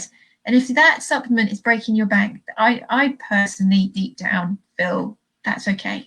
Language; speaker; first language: English; native; English